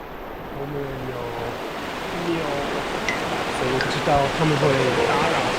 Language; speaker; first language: Chinese; non-native, fluent; German